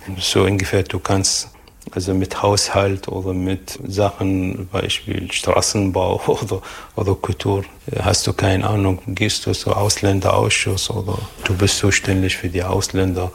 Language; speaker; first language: German; non-native, fluent; Arabic